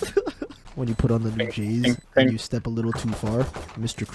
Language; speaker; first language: English; native; English